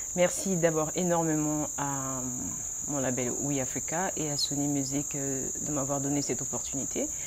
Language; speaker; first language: French; non-native, local second language; Lingala